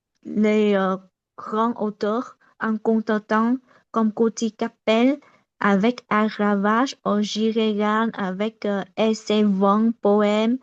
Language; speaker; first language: French; non-native, learner; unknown